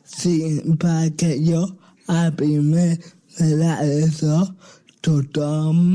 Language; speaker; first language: Catalan; non-native, local second language; Spanish